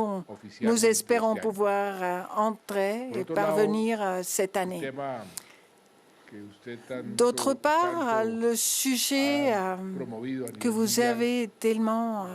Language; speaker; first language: French; non-native, fluent; Spanish